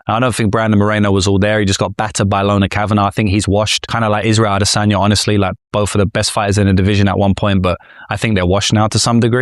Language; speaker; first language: English; native; English